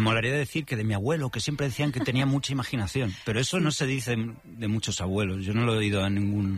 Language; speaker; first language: Spanish; native; Spanish